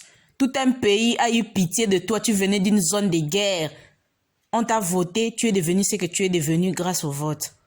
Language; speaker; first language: French; non-native, local second language; Lingala